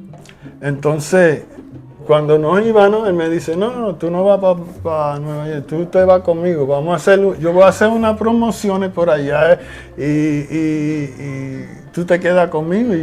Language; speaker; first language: Spanish; early bilingual, heritage; Spanish